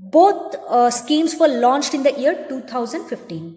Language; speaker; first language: English; non-native, local second language; Kannada